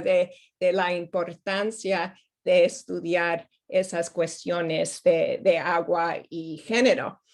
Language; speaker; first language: Spanish; non-native, fluent; English